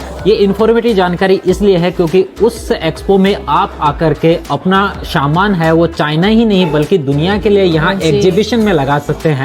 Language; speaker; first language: Hindi; native; Hindi